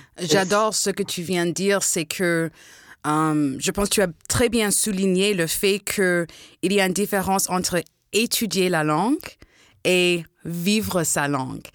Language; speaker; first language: French; non-native, local second language; English